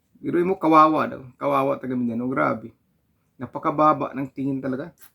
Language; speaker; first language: Filipino; non-native, local second language; Cebuano